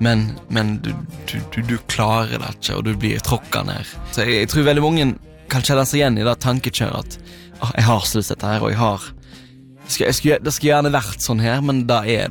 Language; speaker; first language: Norwegian; native; Norwegian